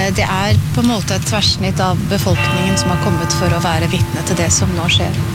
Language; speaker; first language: Norwegian; native; Norwegian